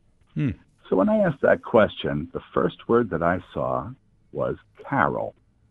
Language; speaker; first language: English; native; English